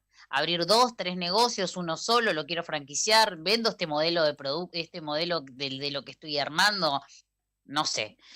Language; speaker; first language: Spanish; native; Spanish